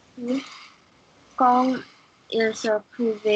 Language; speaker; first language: French; non-native, learner; English